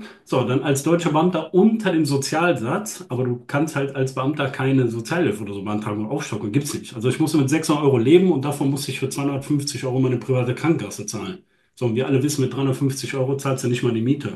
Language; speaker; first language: German; native; German